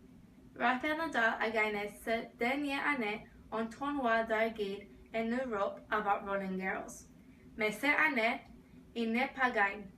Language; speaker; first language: French; non-native, learner; English